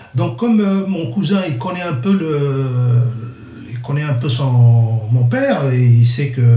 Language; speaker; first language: French; non-native, local second language; Kabyle